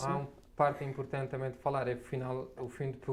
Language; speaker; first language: Portuguese; non-native, fluent; Arabic